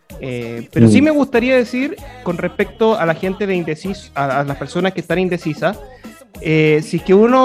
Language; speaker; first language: Spanish; native; Spanish